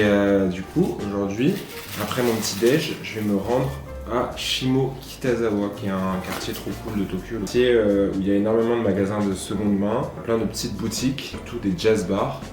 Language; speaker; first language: French; native; French